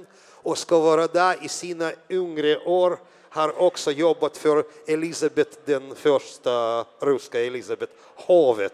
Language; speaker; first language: Swedish; non-native, fluent; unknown